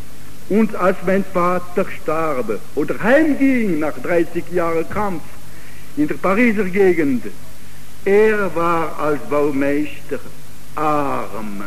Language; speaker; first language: German; non-native, fluent; Italian